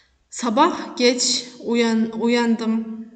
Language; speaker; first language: Turkish; non-native, fluent; Kazakh